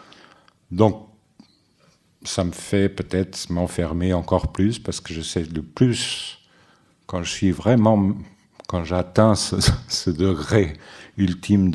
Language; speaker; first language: French; non-native, fluent; Portuguese